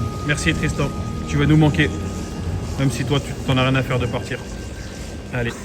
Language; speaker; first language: French; native; French